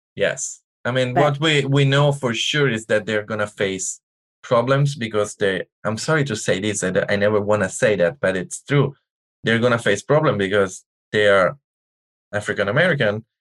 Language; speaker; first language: English; non-native, learner; Italian